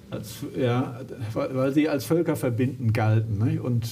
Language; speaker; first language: German; native; German